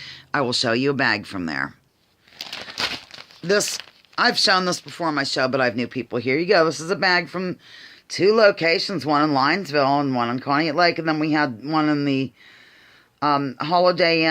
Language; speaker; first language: English; native; English